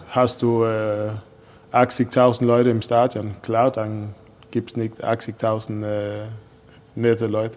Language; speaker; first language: German; non-native, fluent; Danish